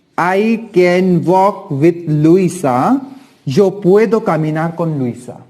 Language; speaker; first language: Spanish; non-native, learner; Hindi